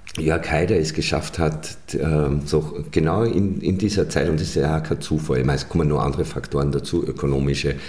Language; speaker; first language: German; native; German